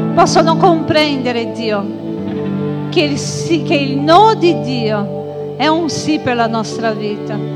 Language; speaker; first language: Italian; non-native, fluent; Portuguese